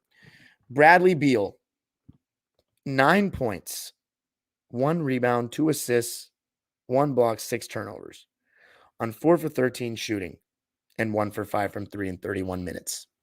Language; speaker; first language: English; native; English